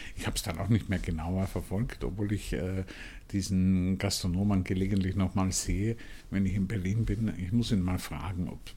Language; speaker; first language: German; native; German